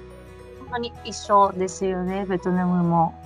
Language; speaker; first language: Japanese; non-native, fluent; Vietnamese